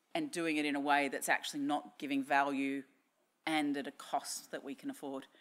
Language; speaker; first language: English; native; English